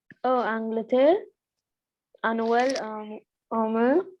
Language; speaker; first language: French; non-native, learner; Arabic